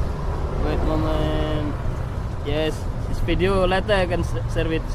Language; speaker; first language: English; non-native, learner; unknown